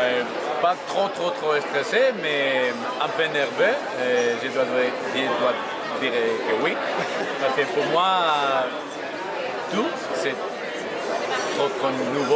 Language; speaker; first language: French; non-native, learner; Spanish